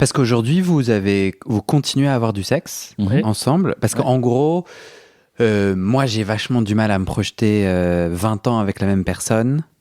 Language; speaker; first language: French; native; French